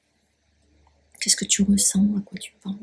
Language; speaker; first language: French; native; French